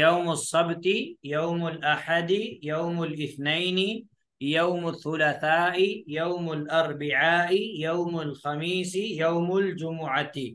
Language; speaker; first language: Arabic; non-native, fluent; Urdu